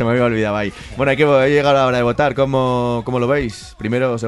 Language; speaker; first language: Spanish; native; Spanish